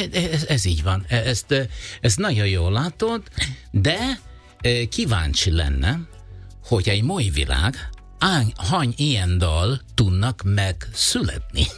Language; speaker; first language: Hungarian; non-native, fluent; Italian